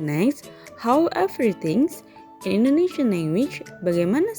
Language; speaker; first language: English; non-native, learner; Indonesian